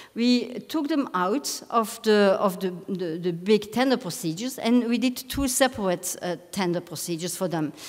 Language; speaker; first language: English; non-native, fluent; Dutch